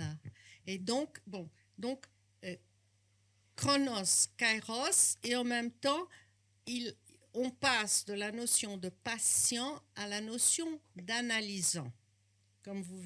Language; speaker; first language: French; non-native, fluent; Portuguese